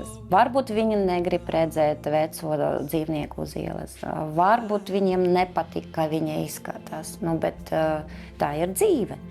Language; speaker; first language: Latvian; non-native, local second language; Russian